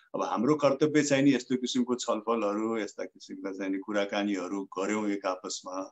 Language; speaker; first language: Nepali; native; Nepali